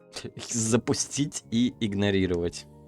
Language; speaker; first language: Russian; native; Russian